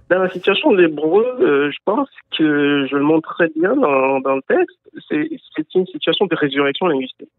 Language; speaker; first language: French; native; French